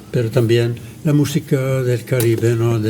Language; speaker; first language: Spanish; non-native, fluent; Norwegian